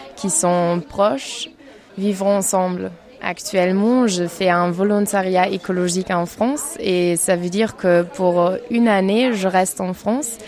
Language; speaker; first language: French; non-native, fluent; German